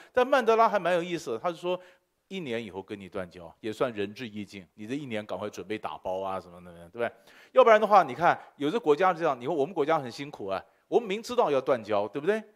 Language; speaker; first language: Chinese; native; Chinese